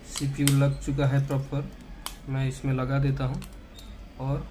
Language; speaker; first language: Hindi; non-native, local second language; Odia